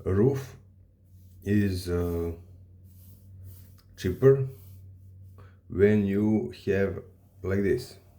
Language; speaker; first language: English; non-native, learner; Serbian